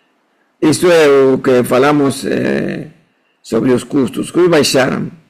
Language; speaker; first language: Portuguese; non-native, fluent; Spanish